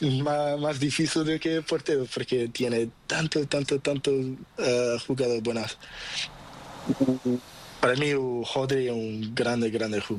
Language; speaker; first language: Spanish; non-native, learner; Portuguese